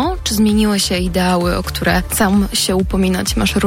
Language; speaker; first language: Polish; native; Polish